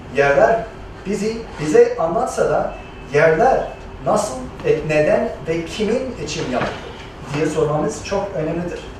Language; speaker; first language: Turkish; non-native, fluent; English